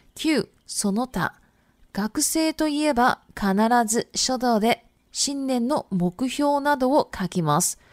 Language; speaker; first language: Japanese; non-native, fluent; Chinese